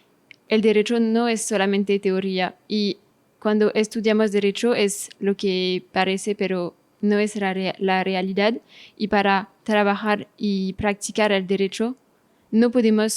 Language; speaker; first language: Spanish; non-native, fluent; French